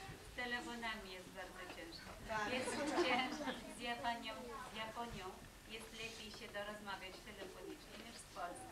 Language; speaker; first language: Polish; non-native, fluent; German